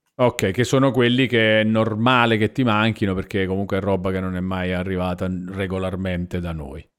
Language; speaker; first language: Italian; native; Italian